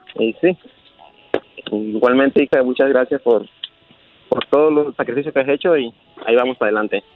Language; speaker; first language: Spanish; non-native, local second language; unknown